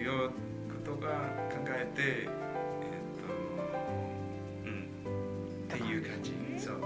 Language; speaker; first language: Japanese; non-native, learner; Spanish